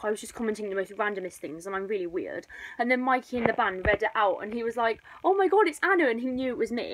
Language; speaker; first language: English; native; English